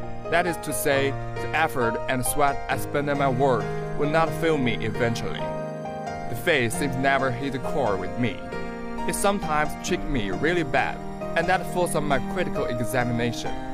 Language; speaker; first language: English; non-native, fluent; Chinese